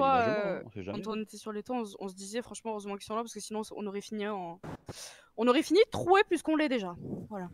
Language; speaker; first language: French; native; French